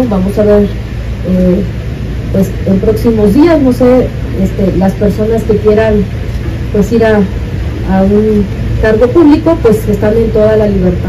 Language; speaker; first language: Spanish; native; Spanish